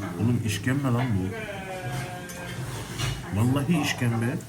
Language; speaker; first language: Turkish; native; Turkish